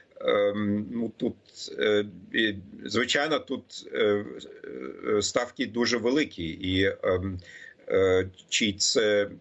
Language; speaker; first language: Ukrainian; non-native, fluent; German